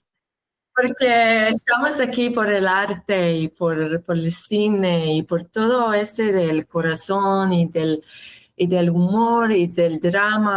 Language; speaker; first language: Spanish; non-native, learner; Hebrew